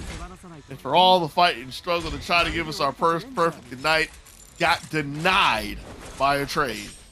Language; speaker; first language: English; native; English